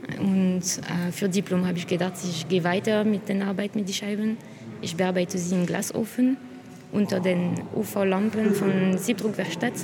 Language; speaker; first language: German; non-native, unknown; French